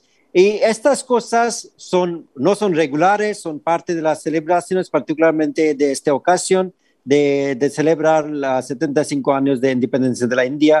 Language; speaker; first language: Spanish; non-native, fluent; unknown